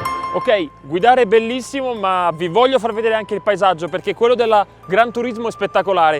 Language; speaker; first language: Italian; native; Italian